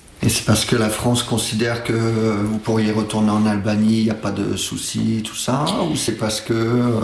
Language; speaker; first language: French; native; French